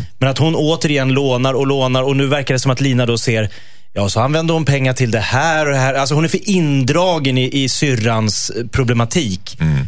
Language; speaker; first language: Swedish; native; Swedish